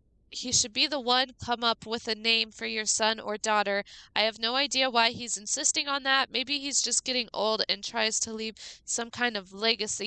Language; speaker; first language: English; native; English